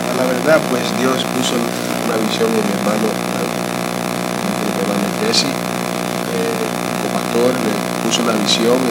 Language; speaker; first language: Spanish; early bilingual, heritage; Spanish